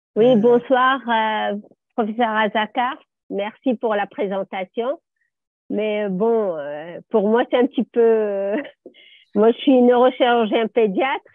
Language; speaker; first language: French; native; French